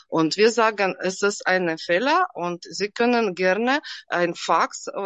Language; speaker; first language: German; non-native, learner; Russian